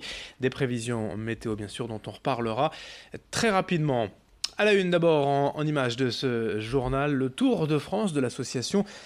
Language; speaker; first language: French; native; French